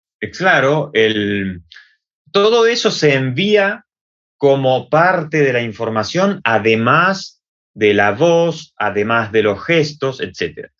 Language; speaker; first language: Spanish; native; Spanish